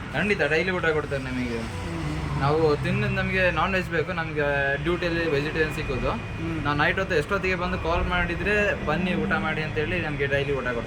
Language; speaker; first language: Kannada; non-native, learner; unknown